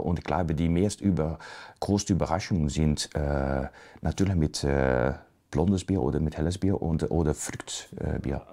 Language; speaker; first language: German; non-native, learner; Dutch